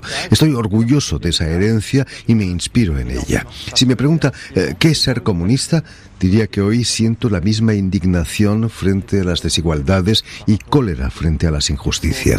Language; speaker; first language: Spanish; native; Spanish